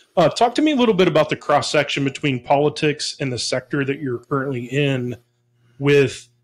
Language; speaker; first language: English; native; English